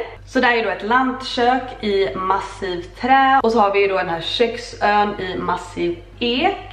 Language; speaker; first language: Swedish; native; Swedish